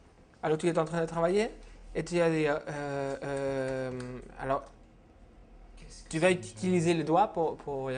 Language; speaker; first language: French; non-native, fluent; Spanish